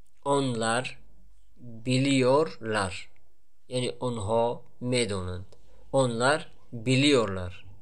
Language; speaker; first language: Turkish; non-native, fluent; Tajik